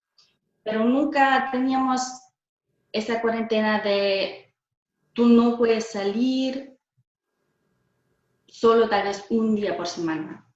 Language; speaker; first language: Spanish; non-native, fluent; German